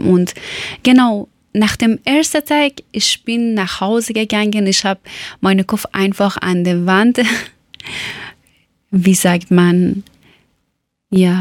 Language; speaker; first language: German; non-native, learner; Persian